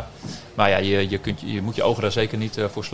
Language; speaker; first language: Dutch; native; Dutch